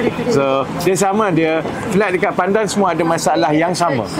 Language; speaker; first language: Malay; native; Malay